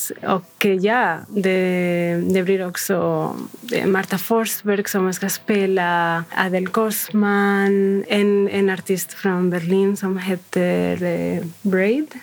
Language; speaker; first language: Swedish; non-native, fluent; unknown